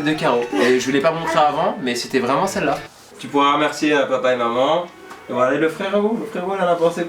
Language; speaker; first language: French; native; French